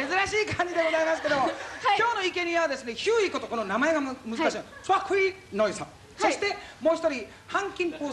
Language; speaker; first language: Japanese; native; Japanese